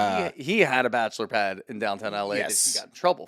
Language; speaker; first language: English; native; English